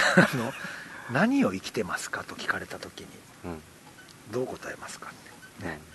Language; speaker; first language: Japanese; native; Japanese